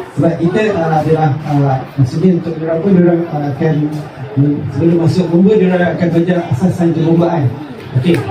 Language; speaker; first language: Malay; native; Malay